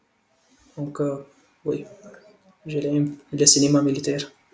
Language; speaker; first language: French; non-native, learner; Hindi